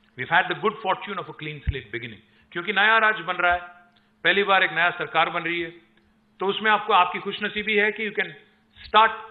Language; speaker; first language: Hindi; non-native, local second language; Telugu